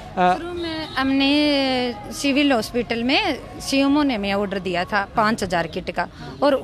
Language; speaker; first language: Hindi; native; Hindi